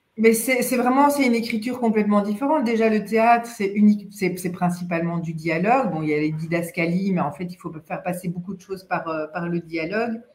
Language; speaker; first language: French; native; French